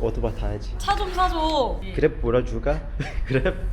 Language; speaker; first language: Korean; non-native, fluent; Vietnamese